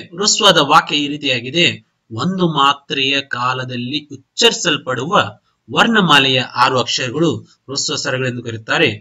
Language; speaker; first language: Kannada; non-native, local second language; Urdu